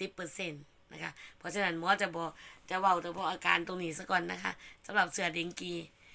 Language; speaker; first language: Thai; native; Thai